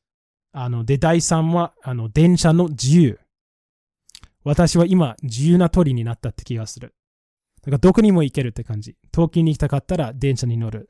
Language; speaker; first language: Japanese; non-native, fluent; English